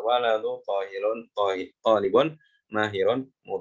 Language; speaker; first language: Arabic; non-native, fluent; Indonesian